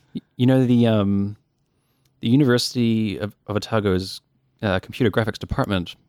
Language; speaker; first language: English; native; English